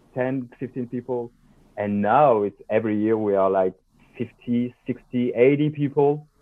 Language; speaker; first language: English; non-native, fluent; French